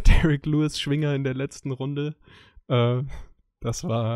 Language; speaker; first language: German; native; German